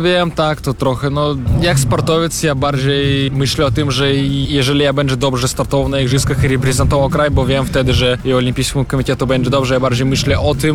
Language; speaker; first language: Polish; non-native, fluent; Russian